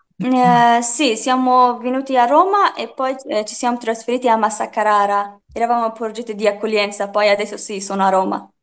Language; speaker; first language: Italian; non-native, learner; Persian